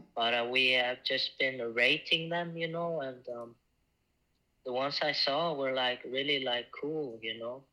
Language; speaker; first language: English; non-native, fluent; Icelandic